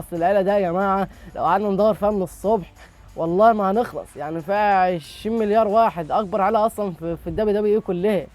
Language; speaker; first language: Arabic; native; Arabic